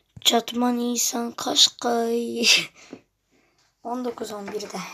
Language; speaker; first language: Turkish; native; Turkish